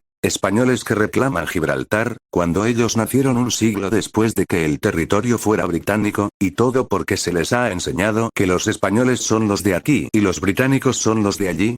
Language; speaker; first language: Spanish; native; Spanish